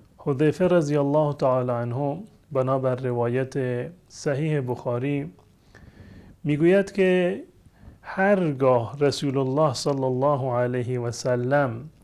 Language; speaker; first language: Persian; native; Persian